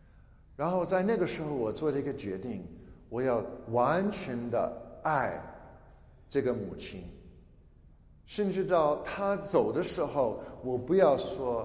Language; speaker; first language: Chinese; non-native, fluent; English